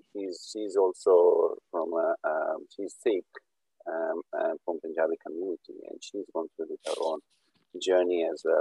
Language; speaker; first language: English; non-native, local second language; Urdu